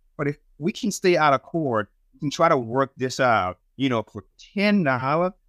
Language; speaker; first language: English; non-native, fluent; Haitian Creole